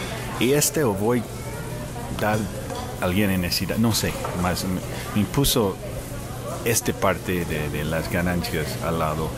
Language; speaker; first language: Spanish; non-native, fluent; English